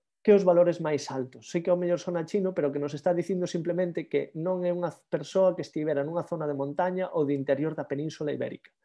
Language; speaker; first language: Galician; native; Galician